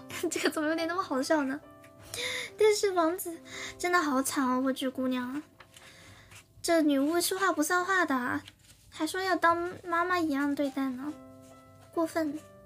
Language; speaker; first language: Chinese; early bilingual, heritage; Chinese